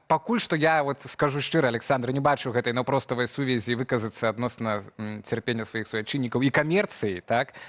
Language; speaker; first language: Belarusian; native; Belarusian